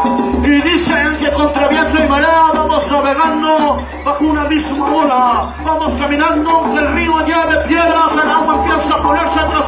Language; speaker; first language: Spanish; native; Spanish